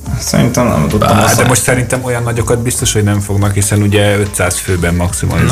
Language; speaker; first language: Hungarian; native; Hungarian